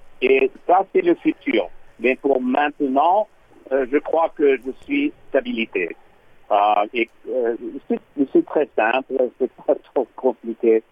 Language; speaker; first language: French; non-native, learner; English